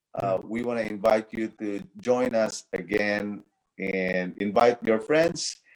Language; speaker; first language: English; non-native, local second language; Cebuano